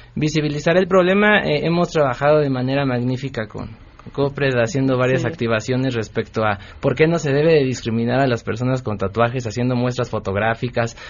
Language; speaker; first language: Spanish; native; Spanish